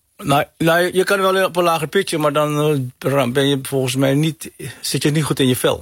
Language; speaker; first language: Dutch; early bilingual, other home language; Hakka Chinese